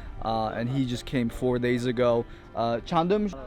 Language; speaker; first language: English; early bilingual, heritage; English